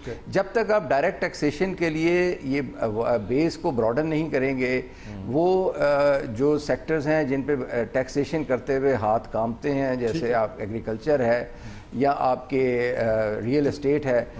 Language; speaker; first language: Urdu; native; Urdu